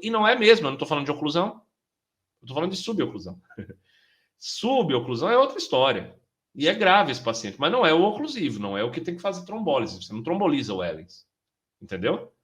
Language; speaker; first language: Portuguese; native; Portuguese